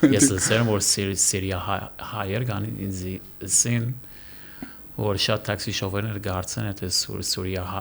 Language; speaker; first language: Armenian; early bilingual, heritage; Armenian